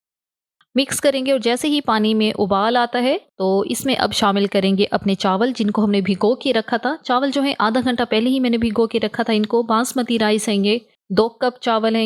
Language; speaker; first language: Hindi; native; Hindi